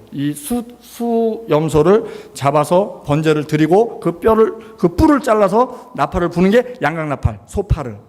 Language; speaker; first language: Korean; native; Korean